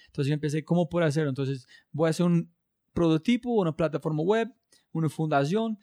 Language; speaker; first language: Spanish; non-native, learner; English